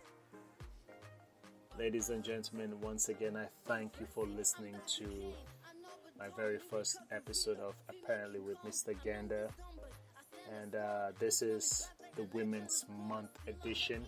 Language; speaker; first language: English; non-native, local second language; Krio